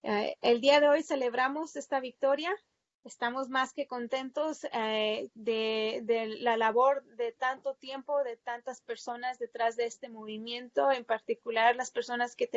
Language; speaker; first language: Spanish; early bilingual, heritage; Spanish